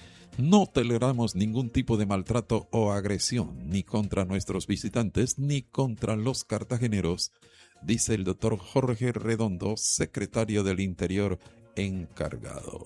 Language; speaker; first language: Spanish; native; Spanish